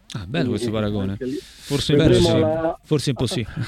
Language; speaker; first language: Italian; native; Italian